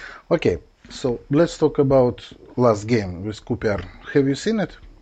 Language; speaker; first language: English; non-native, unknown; Russian